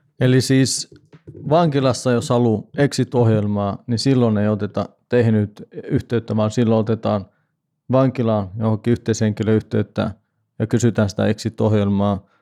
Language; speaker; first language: Finnish; non-native, local second language; Swedish